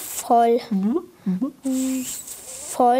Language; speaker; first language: German; early bilingual, other home language; Arabic